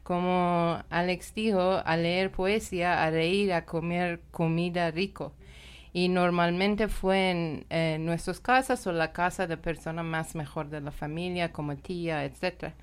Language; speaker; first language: Spanish; non-native, learner; Persian